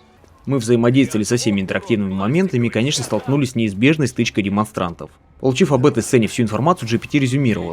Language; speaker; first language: Russian; native; Russian